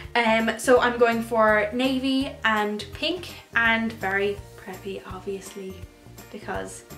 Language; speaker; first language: English; native; English